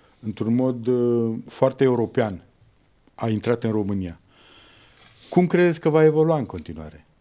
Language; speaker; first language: Romanian; native; Romanian